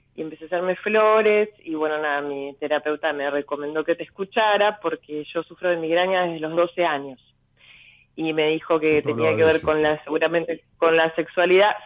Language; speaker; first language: Spanish; native; Spanish